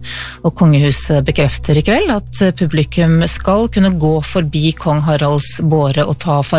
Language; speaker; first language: Norwegian; native; Norwegian